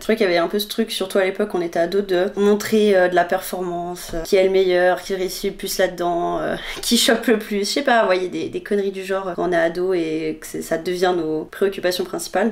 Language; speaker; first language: French; native; French